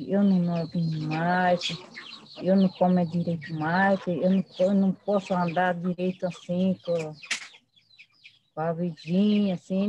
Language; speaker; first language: Portuguese; non-native, local second language; Guarani